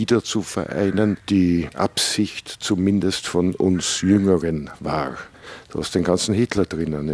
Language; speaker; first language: German; native; German